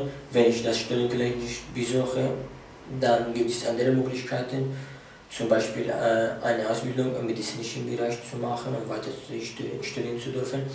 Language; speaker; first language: German; non-native, fluent; Arabic